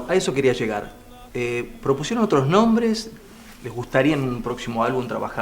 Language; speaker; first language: Spanish; native; Spanish